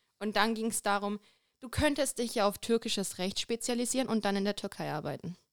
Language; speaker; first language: German; native; German